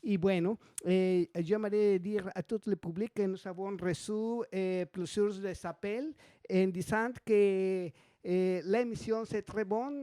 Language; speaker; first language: French; non-native, learner; Spanish